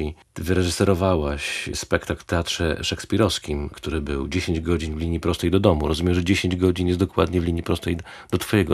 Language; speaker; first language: Polish; native; Polish